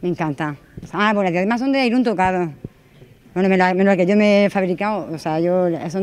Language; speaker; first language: Spanish; native; Spanish